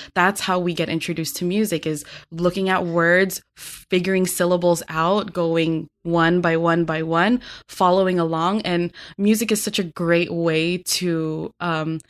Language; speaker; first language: English; early bilingual, other home language; Filipino